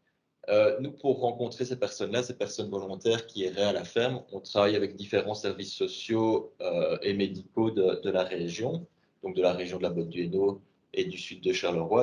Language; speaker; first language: French; native; French